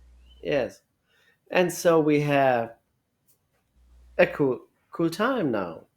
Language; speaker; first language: English; non-native, learner; German